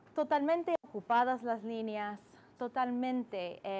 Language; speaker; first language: Spanish; non-native, fluent; English